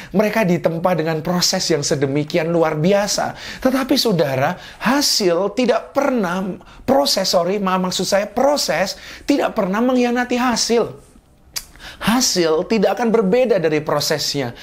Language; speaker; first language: Indonesian; native; Indonesian